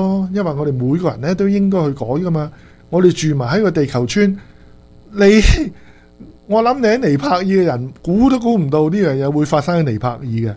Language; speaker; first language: Chinese; native; Chinese